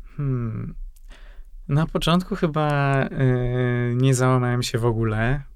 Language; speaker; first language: Polish; non-native, fluent; Hungarian